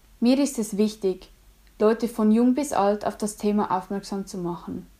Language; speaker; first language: German; native; German